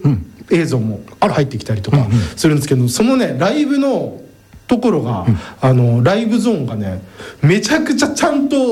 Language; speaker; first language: Japanese; native; Japanese